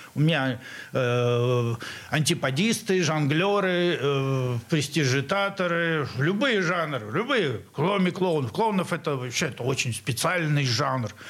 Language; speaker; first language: Russian; native; Russian